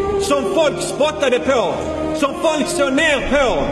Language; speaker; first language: Swedish; non-native, fluent; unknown